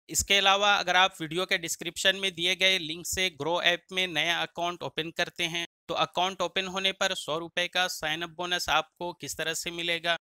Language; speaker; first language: Hindi; native; Hindi